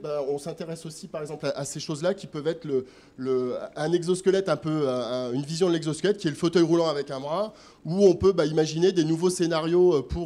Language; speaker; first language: French; native; French